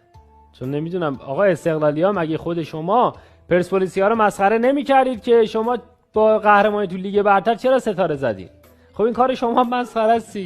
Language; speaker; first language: Persian; native; Persian